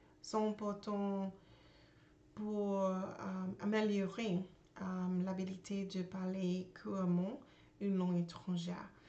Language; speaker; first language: French; non-native, learner; English